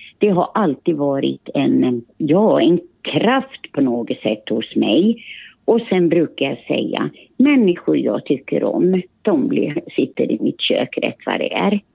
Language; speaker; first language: Swedish; early bilingual, other home language; Finnish